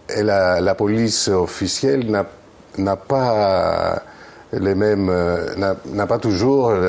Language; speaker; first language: French; non-native, fluent; Greek